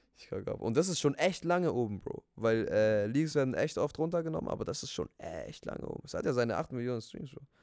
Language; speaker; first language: German; early bilingual, other home language; Spanish